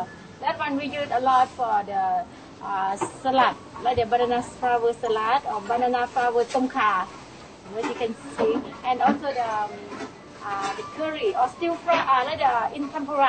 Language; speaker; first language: English; non-native, learner; Thai